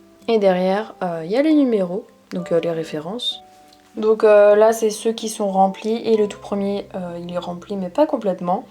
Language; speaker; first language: French; native; French